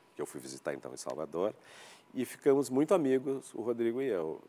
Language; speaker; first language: Portuguese; native; Portuguese